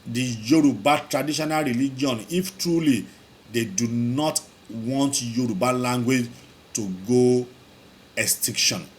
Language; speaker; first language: English; non-native, local second language; Yoruba